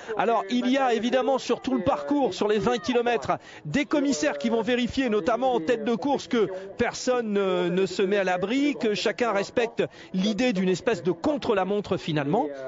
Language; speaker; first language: French; native; French